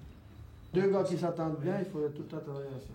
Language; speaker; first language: French; native; French